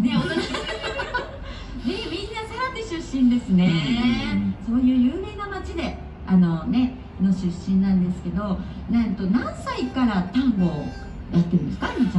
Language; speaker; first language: Japanese; native; Japanese